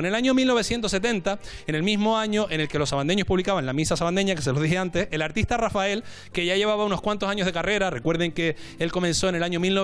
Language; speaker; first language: Spanish; native; Spanish